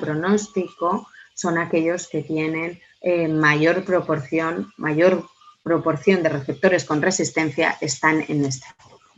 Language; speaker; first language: Spanish; native; Spanish